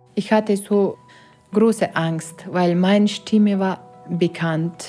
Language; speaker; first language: German; non-native, learner; Persian